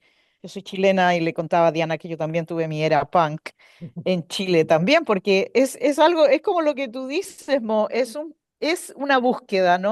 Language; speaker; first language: Spanish; native; Spanish